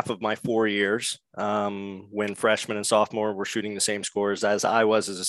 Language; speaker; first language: English; native; English